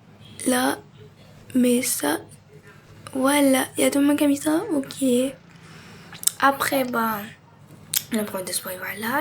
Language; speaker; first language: French; native; French